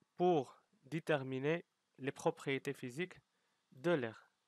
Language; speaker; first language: French; non-native, local second language; Arabic